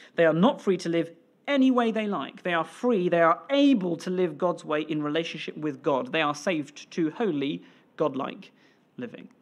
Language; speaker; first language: English; native; English